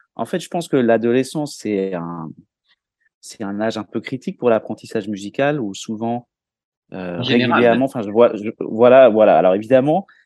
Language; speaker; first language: French; native; French